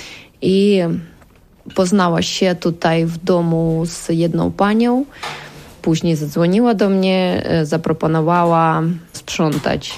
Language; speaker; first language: Polish; non-native, learner; Ukrainian